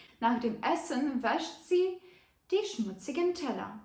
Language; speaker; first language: German; non-native, fluent; Ukrainian